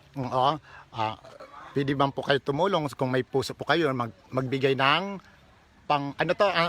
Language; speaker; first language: Filipino; non-native, local second language; Bikol